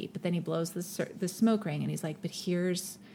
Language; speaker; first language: English; native; English